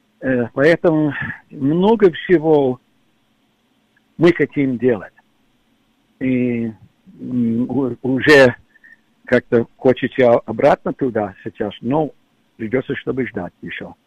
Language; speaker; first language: Russian; non-native, fluent; English